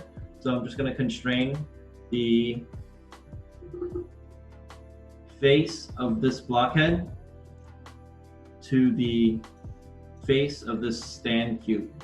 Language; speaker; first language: English; native; English